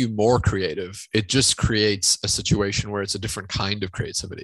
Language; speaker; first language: English; native; English